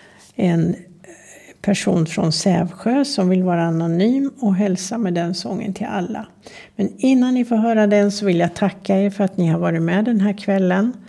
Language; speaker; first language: Swedish; native; Swedish